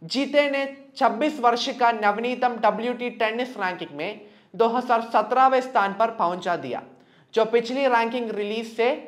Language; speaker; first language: Hindi; non-native, local second language; Malayalam